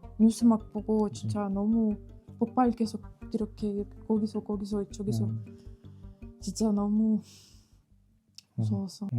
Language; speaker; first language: Korean; non-native, fluent; Ukrainian